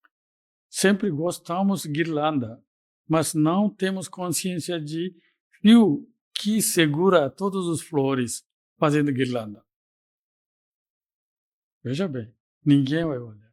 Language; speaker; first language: Portuguese; non-native, fluent; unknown